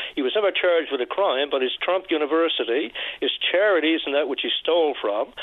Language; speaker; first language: English; native; English